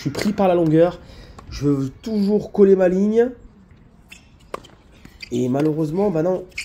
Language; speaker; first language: French; native; French